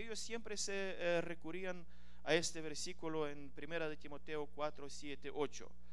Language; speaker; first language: Spanish; non-native, fluent; Ukrainian